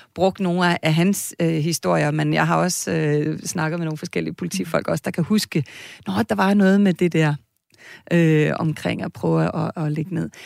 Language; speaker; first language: Danish; native; Danish